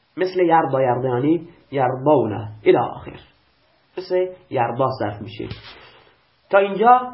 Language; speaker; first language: Persian; non-native, local second language; Baluchi